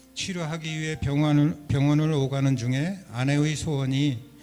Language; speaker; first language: Korean; native; Korean